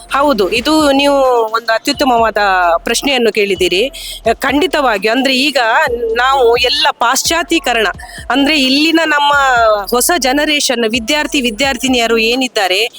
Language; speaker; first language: Kannada; non-native, local second language; Tulu